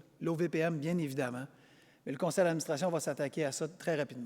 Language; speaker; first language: French; native; French